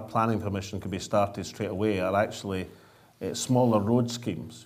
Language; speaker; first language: English; native; English